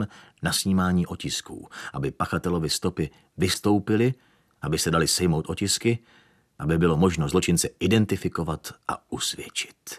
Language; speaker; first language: Czech; native; Czech